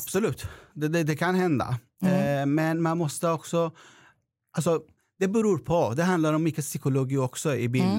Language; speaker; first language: Swedish; non-native, fluent; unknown